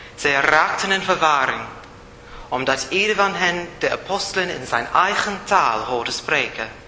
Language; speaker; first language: Dutch; non-native, fluent; English